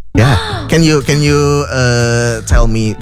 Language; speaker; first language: English; non-native, fluent; Indonesian